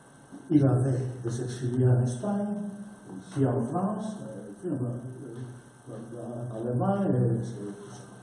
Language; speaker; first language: French; non-native, learner; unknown